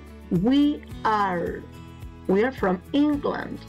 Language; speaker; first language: English; non-native, fluent; Spanish